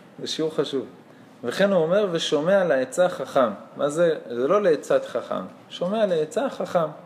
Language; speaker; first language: Hebrew; native; Hebrew